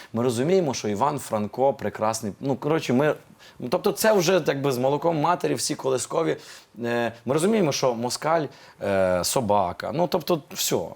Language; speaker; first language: Ukrainian; native; Ukrainian